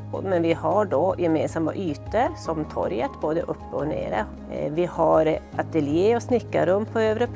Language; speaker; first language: Swedish; native; Swedish